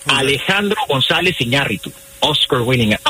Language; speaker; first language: English; non-native, fluent; Spanish